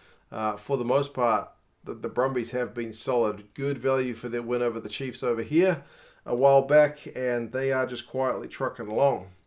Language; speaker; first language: English; native; English